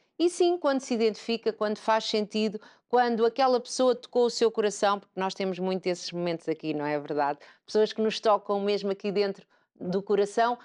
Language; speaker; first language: Portuguese; native; Portuguese